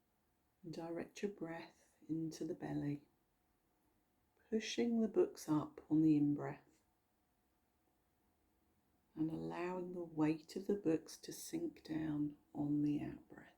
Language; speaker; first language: English; native; English